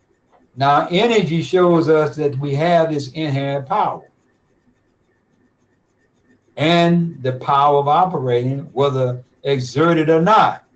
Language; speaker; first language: English; native; English